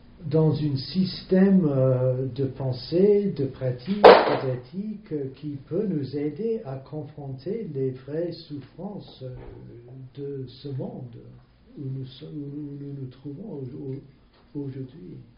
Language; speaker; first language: French; non-native, fluent; English